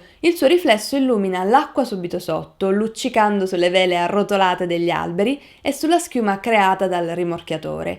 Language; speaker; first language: Italian; native; Italian